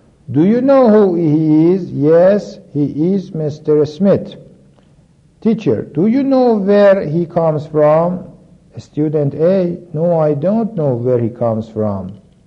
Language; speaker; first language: English; non-native, fluent; Persian